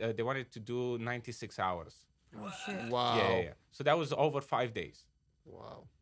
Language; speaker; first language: English; non-native, fluent; Romanian